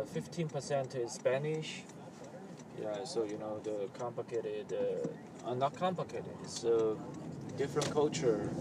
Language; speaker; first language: English; non-native, learner; Chinese